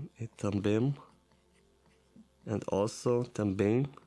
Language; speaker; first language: Portuguese; non-native, learner; Italian